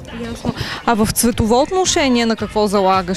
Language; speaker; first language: Bulgarian; native; Bulgarian